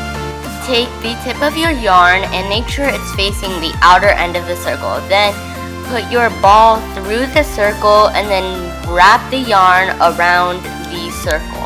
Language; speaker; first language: English; native; English